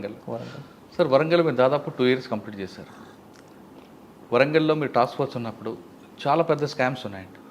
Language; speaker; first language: Telugu; native; Telugu